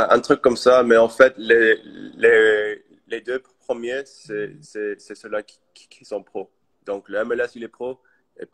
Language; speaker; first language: French; early bilingual, heritage; English